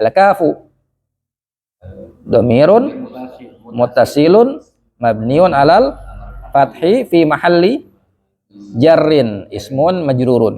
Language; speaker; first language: Arabic; non-native, fluent; Indonesian